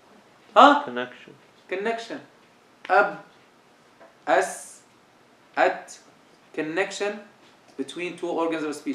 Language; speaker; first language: English; non-native, fluent; Arabic